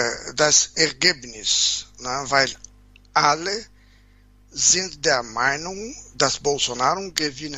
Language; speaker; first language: German; non-native, fluent; Portuguese